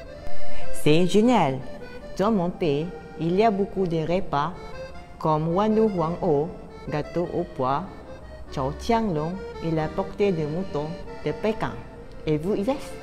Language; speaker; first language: French; non-native, learner; Malay